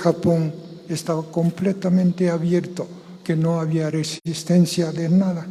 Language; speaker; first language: Spanish; non-native, fluent; Japanese